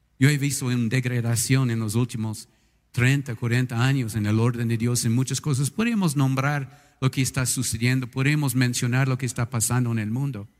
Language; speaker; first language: Spanish; non-native, fluent; English